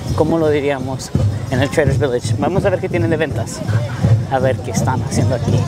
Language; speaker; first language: Spanish; early bilingual, heritage; Spanish